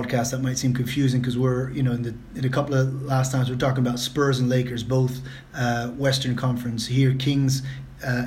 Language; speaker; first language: English; non-native, fluent; Dutch